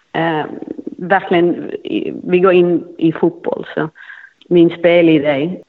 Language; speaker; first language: Swedish; non-native, fluent; Dutch